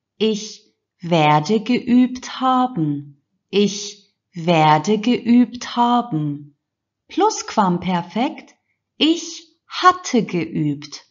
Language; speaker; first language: German; non-native, fluent; Turkish